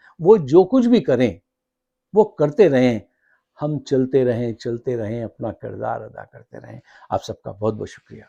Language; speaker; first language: Urdu; native; Urdu